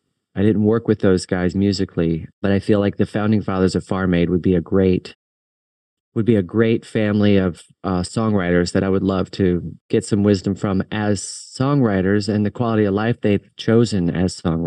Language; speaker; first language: English; native; English